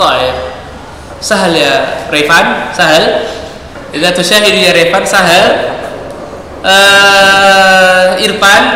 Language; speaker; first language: Arabic; non-native, fluent; Indonesian